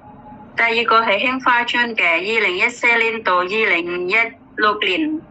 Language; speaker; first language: Cantonese; non-native, learner; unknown